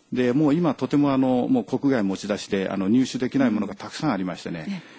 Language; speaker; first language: Japanese; native; Japanese